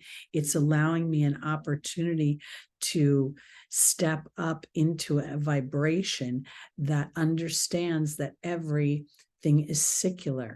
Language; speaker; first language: English; native; English